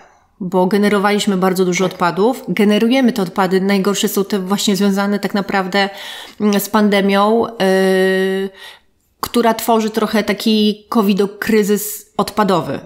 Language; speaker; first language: Polish; native; Polish